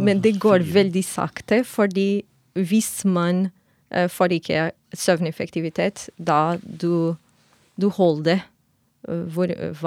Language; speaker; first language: Norwegian; non-native, fluent; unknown